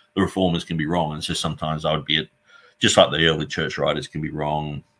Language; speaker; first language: English; native; English